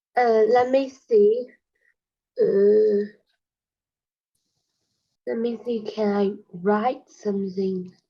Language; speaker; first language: English; non-native, learner; Chinese